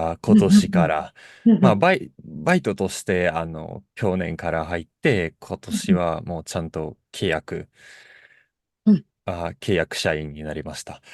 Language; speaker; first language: Japanese; non-native, fluent; Russian